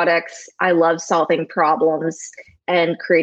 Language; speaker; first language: English; native; English